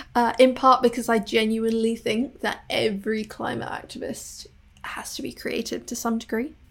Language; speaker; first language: English; non-native, local second language; Cantonese